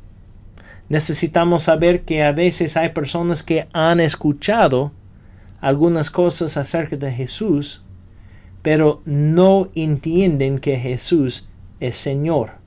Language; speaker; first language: Spanish; non-native, fluent; English